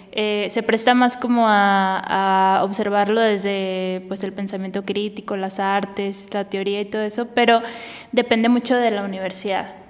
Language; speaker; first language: Spanish; native; Spanish